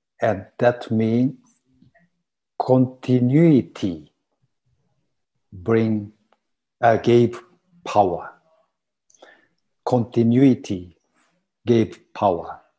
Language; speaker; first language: English; non-native, learner; Japanese